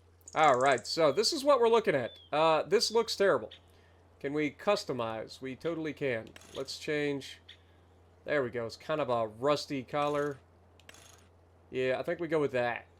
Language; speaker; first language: English; native; English